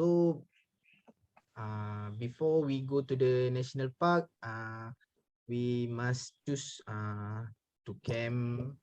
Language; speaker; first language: English; non-native, learner; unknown